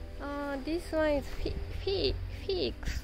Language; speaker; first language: English; non-native, learner; Japanese